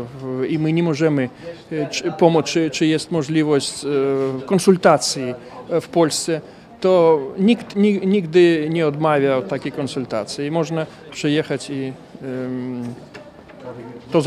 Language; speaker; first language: Polish; non-native, fluent; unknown